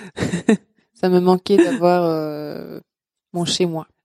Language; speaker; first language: French; non-native, fluent; Swedish